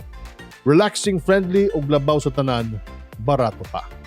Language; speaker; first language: Cebuano; native; Cebuano